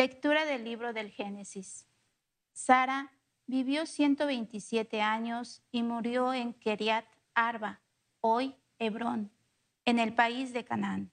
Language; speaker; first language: Spanish; native; Spanish